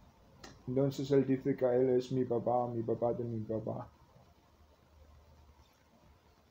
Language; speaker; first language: Spanish; non-native, learner; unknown